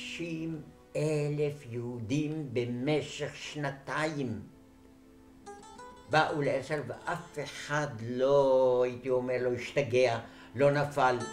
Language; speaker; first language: Hebrew; non-native, fluent; Arabic